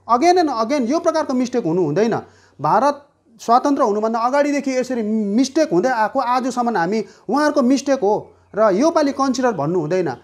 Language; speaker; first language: Nepali; native; Nepali